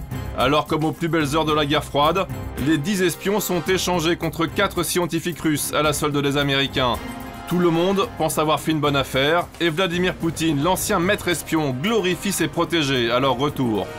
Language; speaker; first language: French; native; French